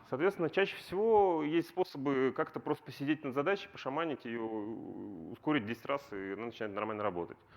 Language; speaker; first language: Russian; native; Russian